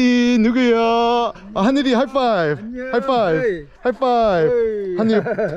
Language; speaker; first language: Korean; non-native, learner; English